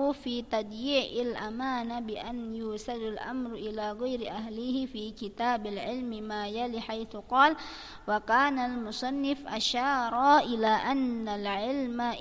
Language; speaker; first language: Arabic; non-native, fluent; Malay